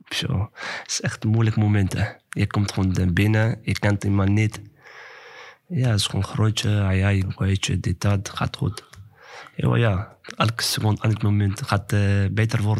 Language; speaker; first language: Dutch; non-native, learner; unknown